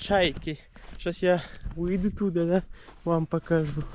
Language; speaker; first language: Russian; non-native, learner; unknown